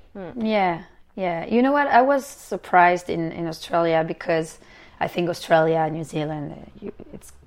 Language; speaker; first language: English; non-native, fluent; French